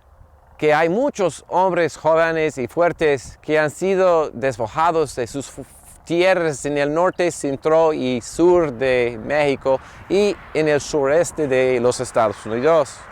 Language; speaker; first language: Spanish; non-native, fluent; English